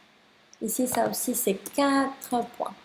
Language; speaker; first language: French; non-native, fluent; Spanish